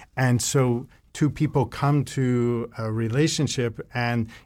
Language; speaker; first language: English; native; English